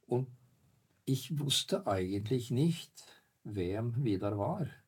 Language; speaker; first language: German; non-native, fluent; Norwegian